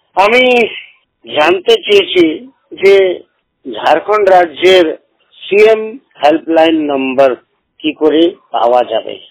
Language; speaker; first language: Bangla; non-native, local second language; Hindi